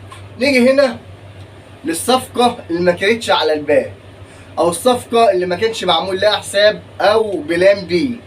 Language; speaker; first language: Arabic; native; Arabic